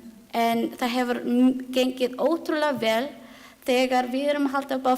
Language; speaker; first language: Icelandic; non-native, learner; Filipino